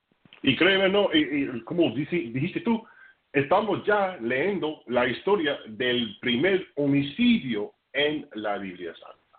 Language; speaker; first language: Spanish; non-native, fluent; English